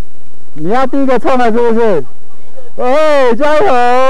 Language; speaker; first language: Chinese; native; Chinese